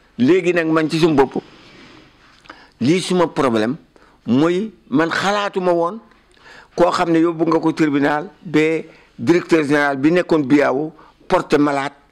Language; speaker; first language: Wolof; non-native, local second language; Fula